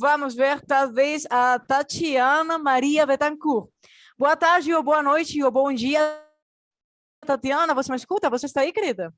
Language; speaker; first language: Portuguese; non-native, fluent; Spanish